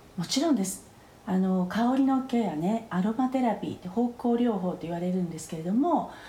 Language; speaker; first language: Japanese; native; Japanese